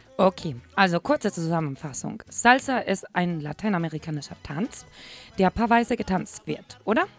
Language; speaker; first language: German; non-native, fluent; Spanish